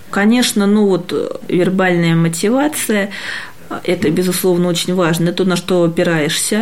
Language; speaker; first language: Russian; native; Russian